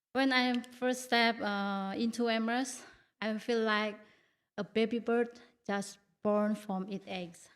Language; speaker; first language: English; non-native, learner; Indonesian